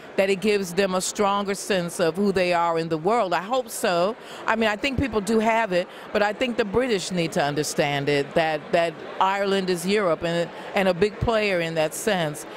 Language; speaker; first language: English; native; English